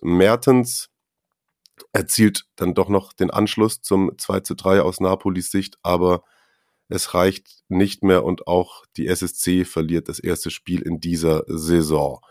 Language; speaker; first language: German; native; German